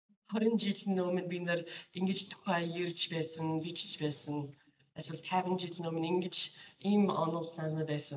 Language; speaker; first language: Mongolian; non-native, fluent; English